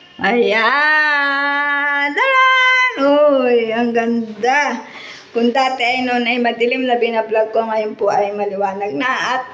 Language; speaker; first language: Filipino; native; Filipino